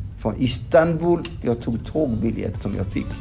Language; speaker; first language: Swedish; non-native, fluent; Odia